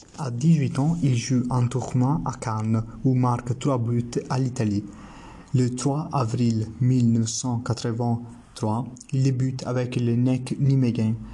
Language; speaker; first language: French; non-native, learner; Italian